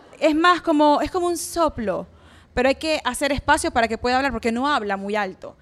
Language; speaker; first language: Spanish; native; Spanish